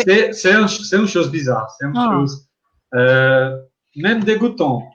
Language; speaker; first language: French; non-native, learner; Portuguese